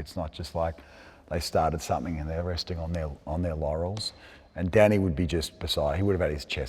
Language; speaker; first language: English; native; English